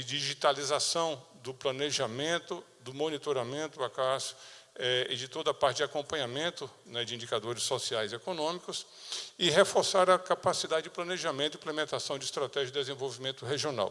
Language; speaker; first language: Portuguese; native; Portuguese